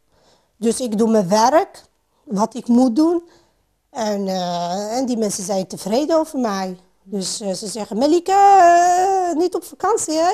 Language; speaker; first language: Dutch; non-native, fluent; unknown